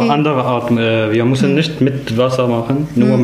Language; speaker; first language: German; non-native, learner; Arabic